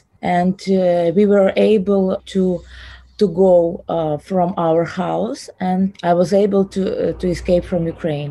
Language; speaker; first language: English; non-native, learner; Ukrainian